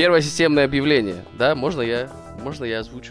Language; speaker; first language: Russian; native; Russian